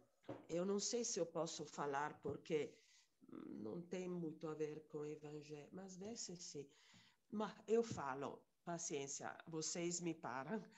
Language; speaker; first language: Portuguese; non-native, fluent; Italian